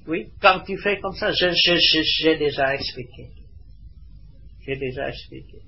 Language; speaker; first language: French; non-native, learner; Vietnamese